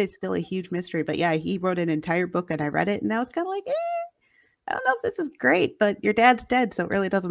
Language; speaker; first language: English; native; English